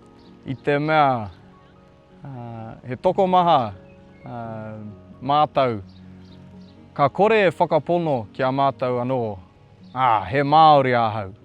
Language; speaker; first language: Māori; non-native, local second language; English